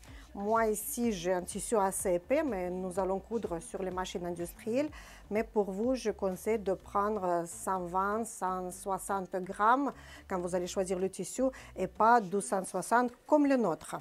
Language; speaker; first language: French; non-native, fluent; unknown